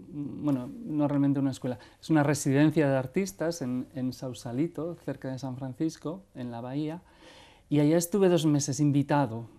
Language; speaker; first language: Spanish; non-native, local second language; Basque